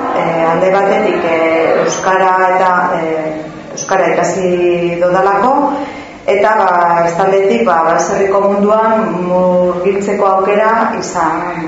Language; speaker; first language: Basque; non-native, local second language; Spanish